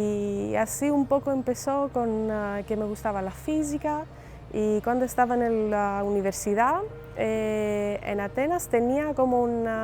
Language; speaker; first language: Spanish; non-native, fluent; Greek